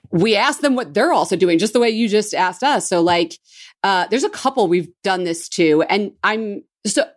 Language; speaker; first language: English; native; English